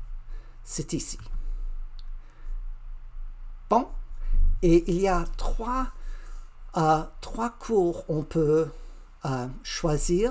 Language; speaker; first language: French; non-native, learner; English